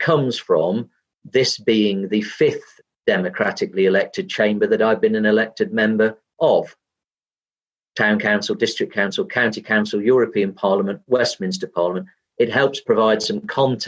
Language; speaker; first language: English; native; English